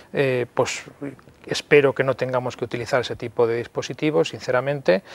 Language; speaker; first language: Spanish; native; Spanish